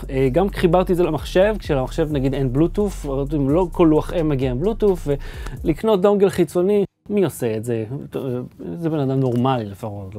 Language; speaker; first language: Hebrew; native; Hebrew